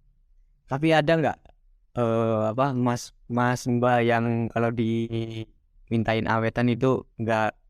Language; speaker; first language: Indonesian; native; Indonesian